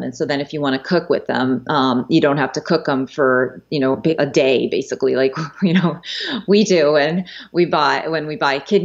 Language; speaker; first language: English; native; English